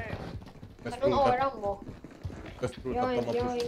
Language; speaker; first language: Swedish; early bilingual, other home language; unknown